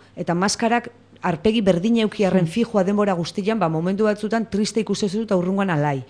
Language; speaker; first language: Basque; native; Basque